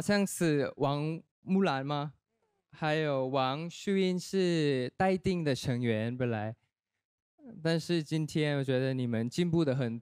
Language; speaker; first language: Chinese; non-native, learner; Thai